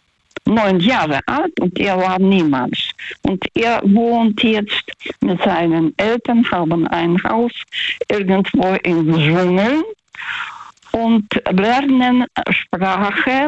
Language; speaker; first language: German; early bilingual, other home language; Russian